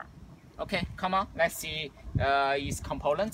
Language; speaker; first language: English; non-native, local second language; Chinese